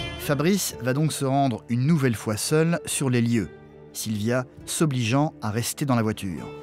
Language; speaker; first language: French; native; French